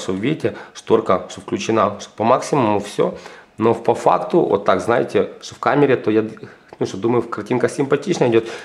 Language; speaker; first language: Russian; non-native, local second language; Ukrainian